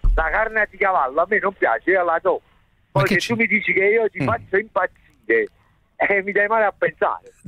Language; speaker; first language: Italian; native; Italian